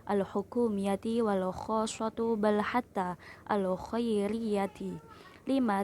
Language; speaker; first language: Arabic; non-native, learner; Indonesian